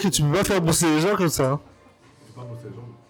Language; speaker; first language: French; native; French